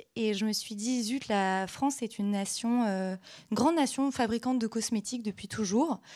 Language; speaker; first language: French; native; French